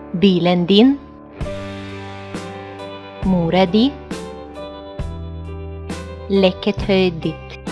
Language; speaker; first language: Norwegian; non-native, fluent; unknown